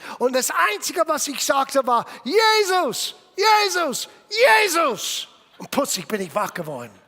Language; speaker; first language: German; non-native, fluent; English